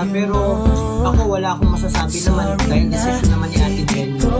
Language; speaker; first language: Filipino; native; Filipino